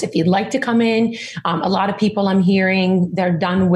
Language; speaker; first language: English; early bilingual, other home language; Arabic